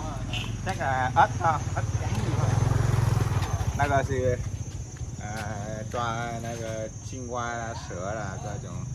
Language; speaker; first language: Chinese; non-native, fluent; Vietnamese